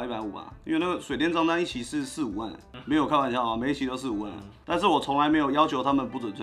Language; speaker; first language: Chinese; native; Chinese